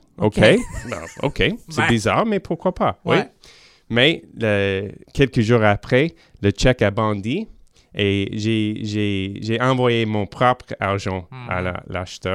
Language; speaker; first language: French; non-native, local second language; English